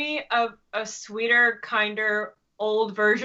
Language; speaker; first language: English; native; English